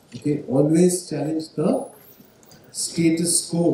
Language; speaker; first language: English; non-native, local second language; Marathi